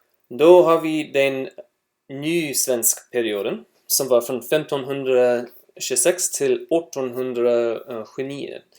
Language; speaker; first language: Swedish; non-native, learner; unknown